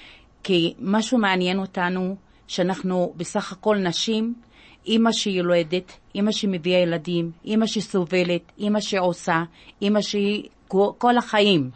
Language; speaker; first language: Hebrew; non-native, local second language; Arabic